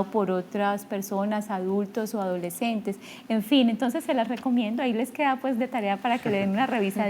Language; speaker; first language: Spanish; native; Spanish